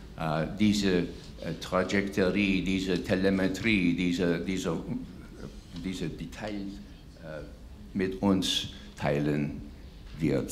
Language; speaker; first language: German; non-native, fluent; English